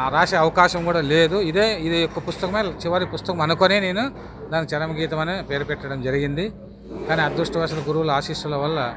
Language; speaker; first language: Telugu; native; Telugu